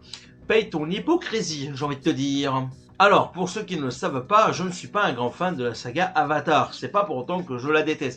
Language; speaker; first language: French; native; French